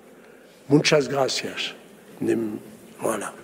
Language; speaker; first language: Spanish; early bilingual, heritage; Spanish